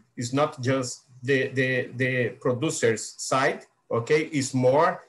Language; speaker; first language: English; non-native, learner; Portuguese